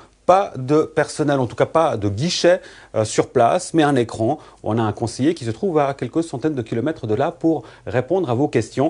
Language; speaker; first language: French; native; French